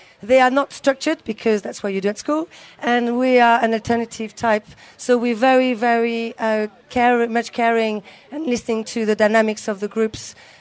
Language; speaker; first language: English; native; English